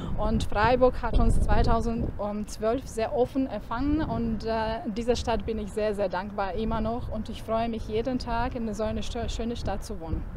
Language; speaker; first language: German; non-native, fluent; Ukrainian